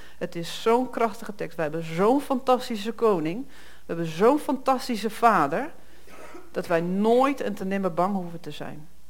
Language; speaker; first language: Dutch; native; Dutch